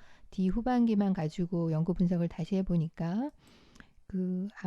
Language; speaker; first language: Korean; native; Korean